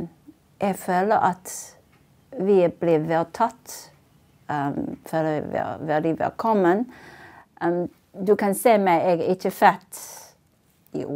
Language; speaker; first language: Norwegian; non-native, fluent; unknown